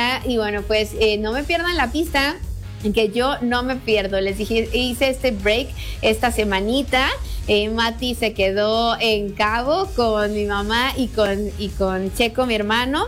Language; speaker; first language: Spanish; native; Spanish